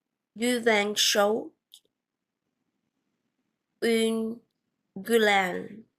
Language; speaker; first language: French; non-native, learner; Vietnamese